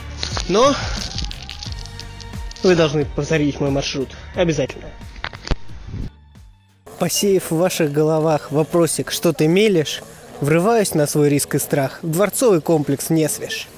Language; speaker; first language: Russian; native; Russian